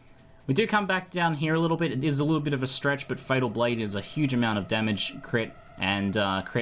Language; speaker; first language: English; native; English